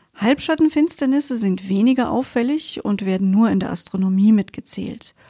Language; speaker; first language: German; native; German